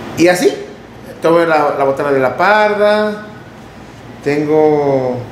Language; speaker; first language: Spanish; early bilingual, heritage; Spanish